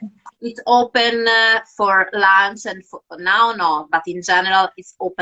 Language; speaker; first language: English; non-native, fluent; Italian